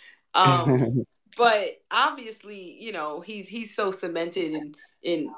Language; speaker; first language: English; native; English